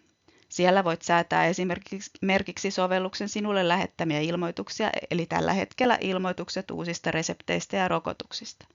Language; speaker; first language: Finnish; native; Finnish